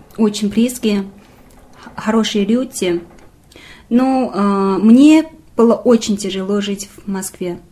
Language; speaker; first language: Russian; non-native, fluent; Chinese